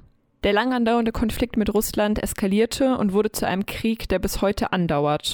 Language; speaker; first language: German; native; German